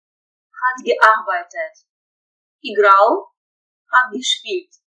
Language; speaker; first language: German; non-native, fluent; Russian